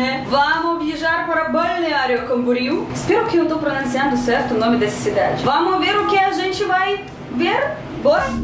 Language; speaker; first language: Portuguese; non-native, learner; Russian